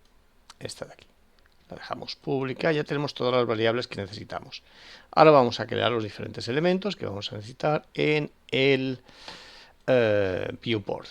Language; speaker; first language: Spanish; native; Spanish